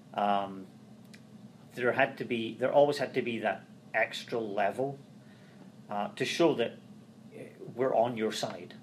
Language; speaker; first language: English; native; English